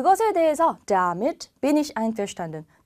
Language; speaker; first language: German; non-native, fluent; Korean